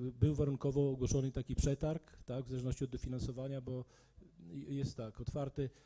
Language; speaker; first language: Polish; native; Polish